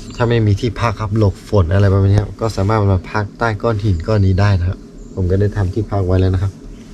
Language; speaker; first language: Thai; native; Thai